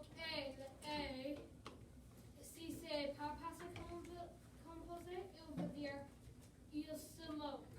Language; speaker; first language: French; non-native, learner; English